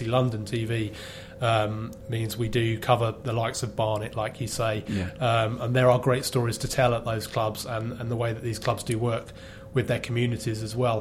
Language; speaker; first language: English; native; English